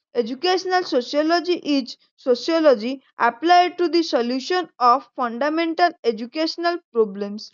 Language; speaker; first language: English; non-native, local second language; Odia